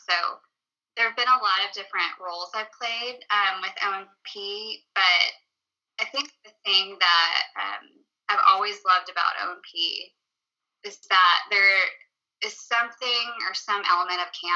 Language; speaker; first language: English; native; English